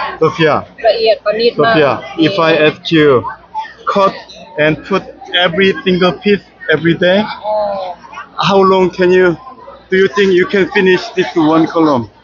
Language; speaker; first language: English; non-native, learner; Korean